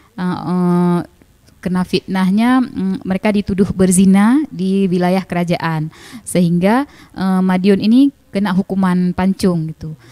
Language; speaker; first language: Indonesian; non-native, local second language; Achinese